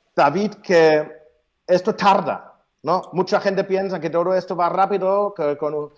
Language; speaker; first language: Spanish; non-native, fluent; German